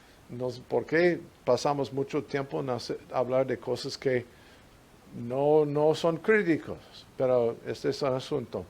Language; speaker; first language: Spanish; non-native, fluent; English